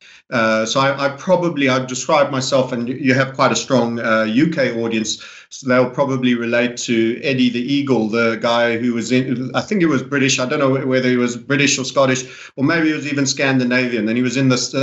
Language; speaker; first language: English; native; English